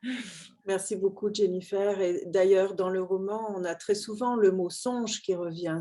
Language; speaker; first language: French; native; French